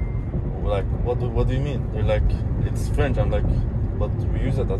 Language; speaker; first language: English; non-native, fluent; Persian